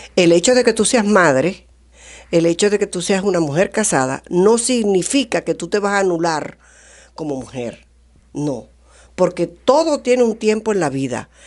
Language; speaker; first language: Spanish; native; Spanish